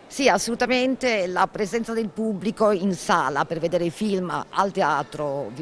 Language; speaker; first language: Italian; native; Italian